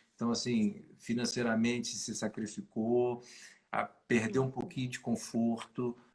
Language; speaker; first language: Portuguese; native; Portuguese